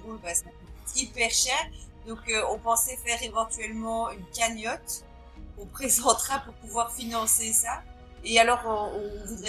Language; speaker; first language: French; native; French